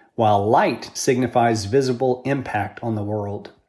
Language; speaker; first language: English; native; English